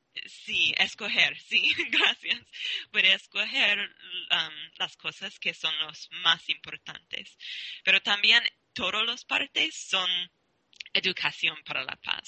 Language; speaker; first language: Spanish; non-native, learner; English